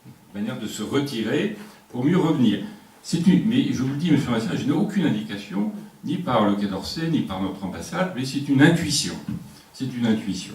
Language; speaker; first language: French; native; French